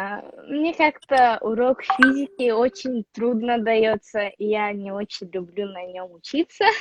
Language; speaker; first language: Russian; non-native, local second language; Yakut